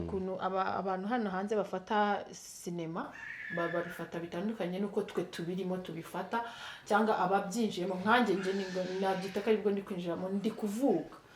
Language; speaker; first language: Kinyarwanda; early bilingual, heritage; Kinyarwanda